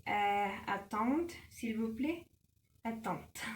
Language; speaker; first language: French; non-native, learner; Spanish